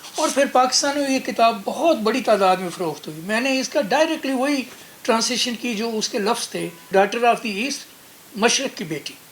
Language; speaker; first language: Urdu; non-native, local second language; Punjabi